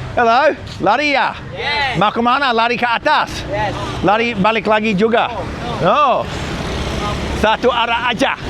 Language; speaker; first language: Indonesian; non-native, fluent; English